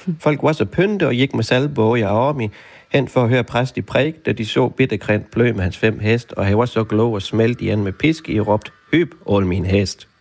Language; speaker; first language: Danish; native; Danish